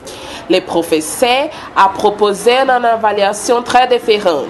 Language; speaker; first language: French; non-native, learner; Portuguese